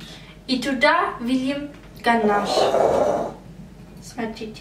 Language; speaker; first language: Russian; early bilingual, heritage; German